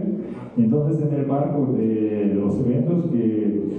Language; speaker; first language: Spanish; non-native, fluent; Russian